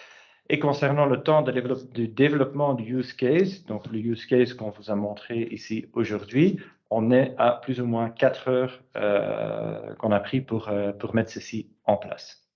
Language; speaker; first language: French; native; French